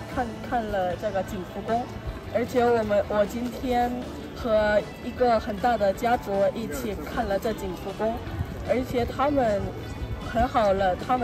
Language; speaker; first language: Chinese; non-native, learner; Korean